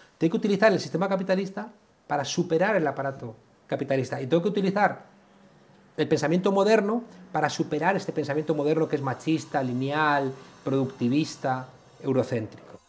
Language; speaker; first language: Spanish; native; Spanish